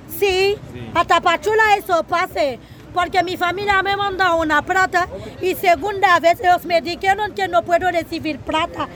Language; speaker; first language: Spanish; non-native, learner; Haitian Creole